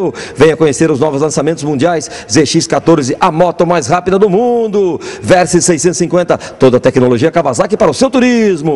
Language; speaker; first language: Portuguese; native; Portuguese